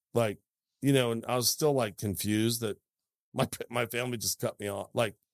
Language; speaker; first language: English; native; English